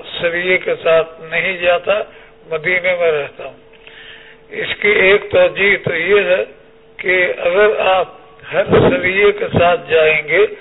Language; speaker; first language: Urdu; native; Urdu